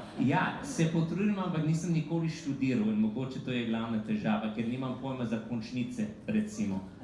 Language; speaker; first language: Slovenian; non-native, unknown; English